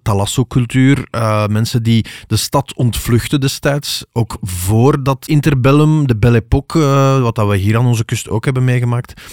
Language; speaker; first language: Dutch; native; Dutch